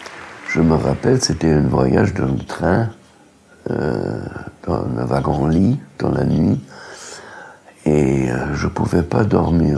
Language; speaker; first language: French; non-native, fluent; German